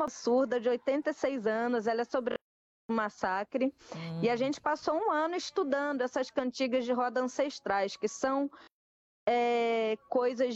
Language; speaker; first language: Portuguese; native; Portuguese